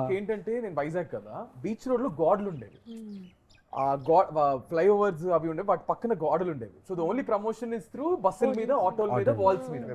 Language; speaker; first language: Telugu; native; Telugu